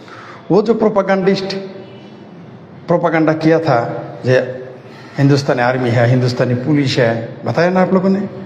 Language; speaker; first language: Hindi; non-native, fluent; Bangla